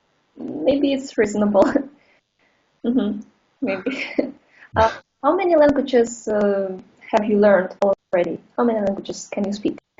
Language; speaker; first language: English; non-native, fluent; Russian